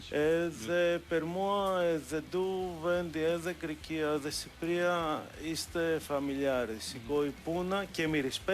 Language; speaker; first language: Albanian; non-native, learner; Greek